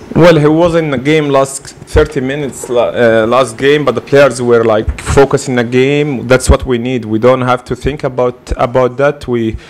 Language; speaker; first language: English; non-native, fluent; Arabic